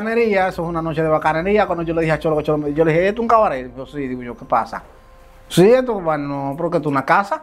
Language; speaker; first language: Spanish; native; Spanish